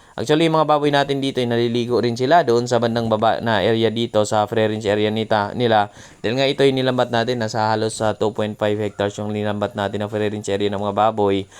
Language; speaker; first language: Filipino; non-native, local second language; Cebuano